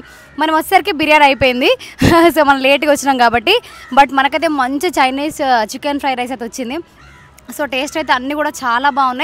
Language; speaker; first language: Telugu; native; Telugu